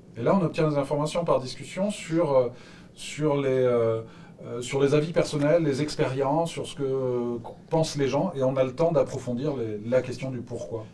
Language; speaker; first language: French; native; French